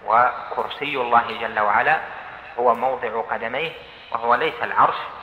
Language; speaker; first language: Arabic; native; Arabic